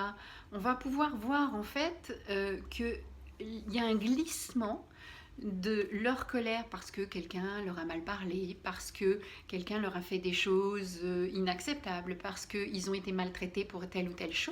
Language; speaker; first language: French; native; French